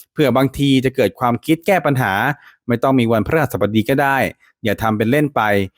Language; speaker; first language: Thai; native; Thai